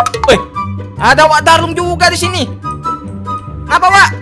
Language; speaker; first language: Indonesian; native; Indonesian